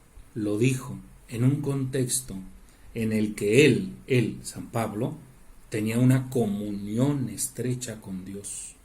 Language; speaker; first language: Spanish; native; Spanish